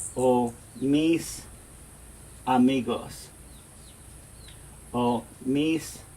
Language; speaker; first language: Spanish; non-native, fluent; English